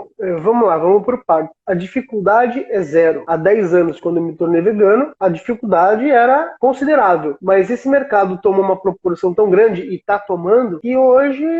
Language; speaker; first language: Portuguese; native; Portuguese